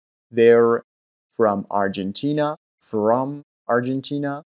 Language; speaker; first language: English; non-native, fluent; Persian